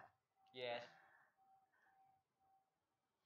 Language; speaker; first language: English; non-native, learner; Chinese